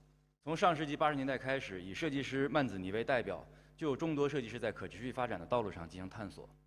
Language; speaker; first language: Chinese; native; Chinese